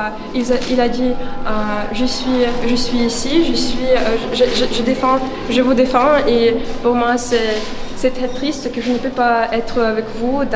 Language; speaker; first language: French; non-native, fluent; Ukrainian